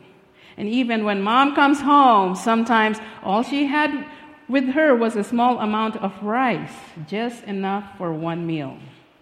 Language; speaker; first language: English; non-native, local second language; Filipino